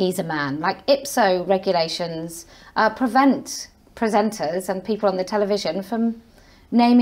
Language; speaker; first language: English; native; English